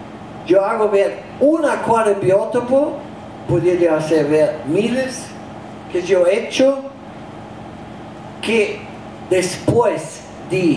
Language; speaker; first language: Spanish; non-native, fluent; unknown